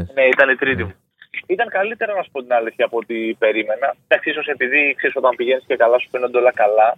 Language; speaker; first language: Greek; native; Greek